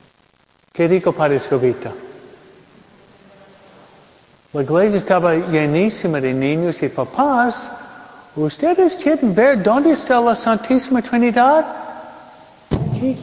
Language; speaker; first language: Spanish; non-native, fluent; English